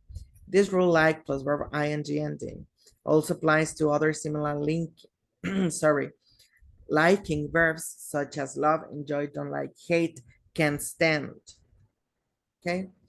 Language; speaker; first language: English; non-native, fluent; Spanish